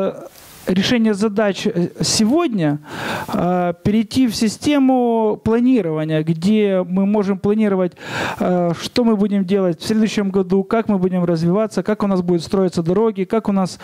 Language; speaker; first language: Russian; non-native, local second language; Ukrainian